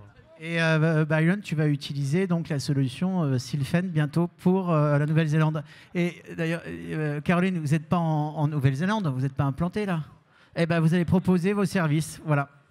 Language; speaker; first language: French; native; French